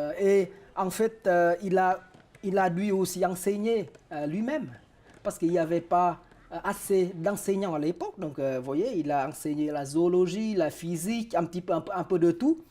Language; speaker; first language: French; non-native, fluent; Vietnamese